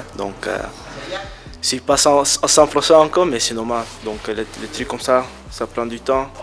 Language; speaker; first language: French; non-native, learner; Dutch